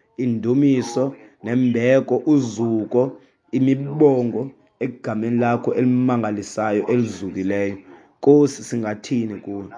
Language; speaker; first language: Xhosa; non-native, local second language; Zulu